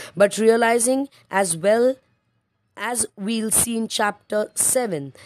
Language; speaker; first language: English; non-native, local second language; Marathi